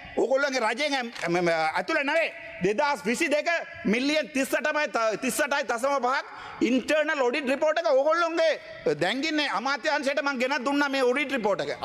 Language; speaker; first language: Sinhala; non-native, local second language; Tamil